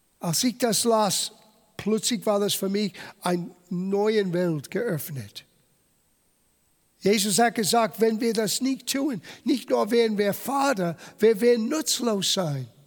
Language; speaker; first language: German; non-native, fluent; English